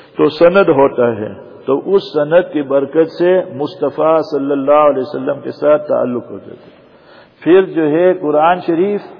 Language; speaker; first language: Urdu; non-native, fluent; Gujarati